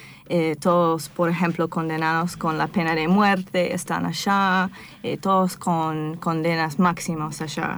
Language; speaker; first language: Spanish; non-native, fluent; English